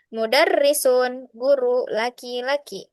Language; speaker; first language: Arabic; non-native, fluent; Indonesian